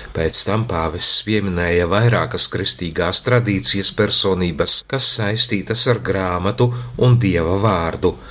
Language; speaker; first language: Latvian; native; Latvian